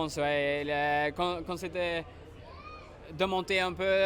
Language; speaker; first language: French; non-native, learner; Swedish